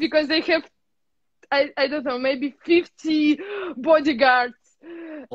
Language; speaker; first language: English; non-native, learner; Russian